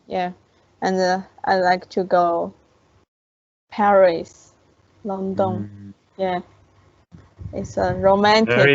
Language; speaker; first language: English; non-native, learner; Chinese